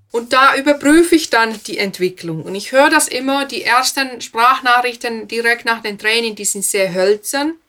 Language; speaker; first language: German; non-native, fluent; Finnish